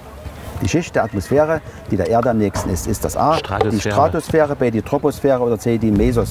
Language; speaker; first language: German; native; German